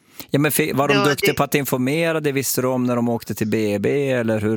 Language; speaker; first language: Swedish; native; Swedish